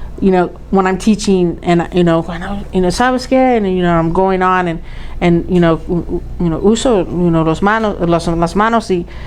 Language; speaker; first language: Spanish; early bilingual, heritage; Spanish